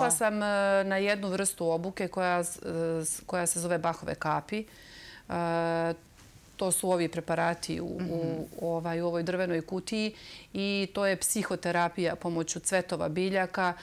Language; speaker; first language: Serbian; native; Serbian